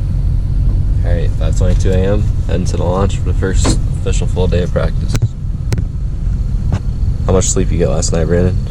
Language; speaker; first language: English; native; English